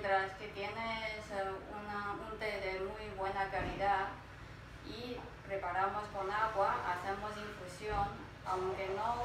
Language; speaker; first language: Spanish; non-native, fluent; Chinese